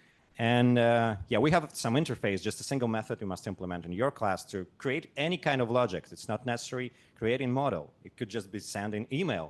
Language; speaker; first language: English; non-native, fluent; Russian